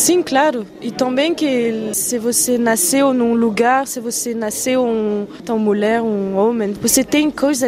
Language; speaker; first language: Portuguese; non-native, fluent; French